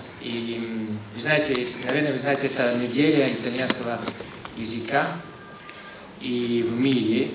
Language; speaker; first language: Russian; non-native, fluent; Italian